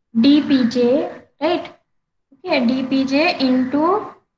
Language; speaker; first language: English; non-native, local second language; Marathi